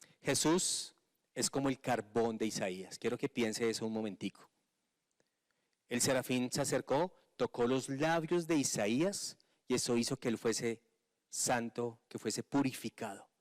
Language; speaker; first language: Spanish; native; Spanish